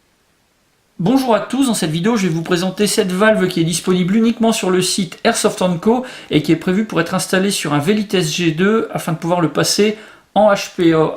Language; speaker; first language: French; native; French